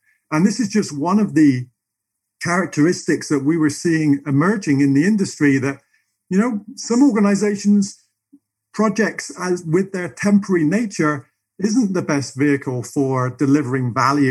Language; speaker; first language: English; native; English